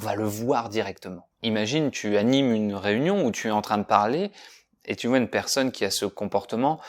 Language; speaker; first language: French; native; French